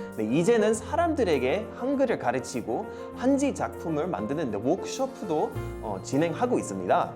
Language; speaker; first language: Korean; early bilingual, heritage; Korean